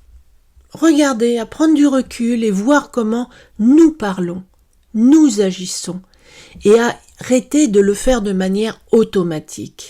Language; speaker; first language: French; native; French